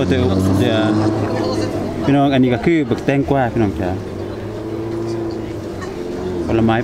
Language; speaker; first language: Dutch; non-native, learner; Thai